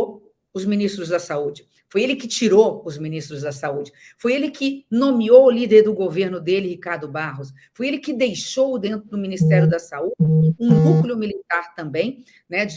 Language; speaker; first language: Portuguese; native; Portuguese